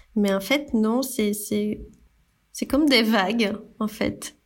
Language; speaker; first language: French; non-native, fluent; Portuguese